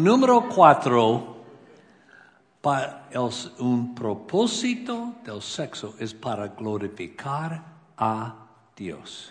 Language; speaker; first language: Spanish; non-native, learner; English